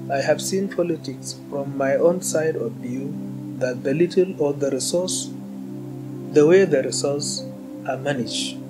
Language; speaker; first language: English; non-native, local second language; Hausa